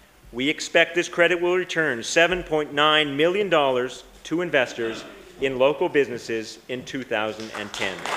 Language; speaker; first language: English; native; English